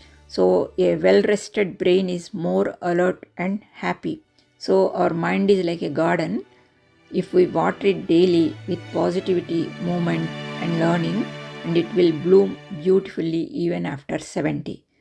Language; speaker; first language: English; non-native, local second language; Telugu